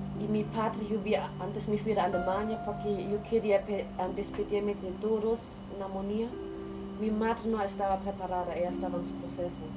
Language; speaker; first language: Spanish; non-native, learner; German